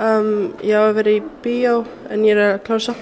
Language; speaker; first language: Icelandic; non-native, learner; German